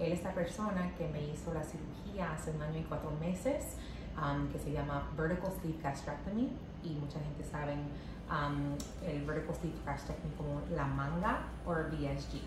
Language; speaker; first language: Spanish; non-native, local second language; English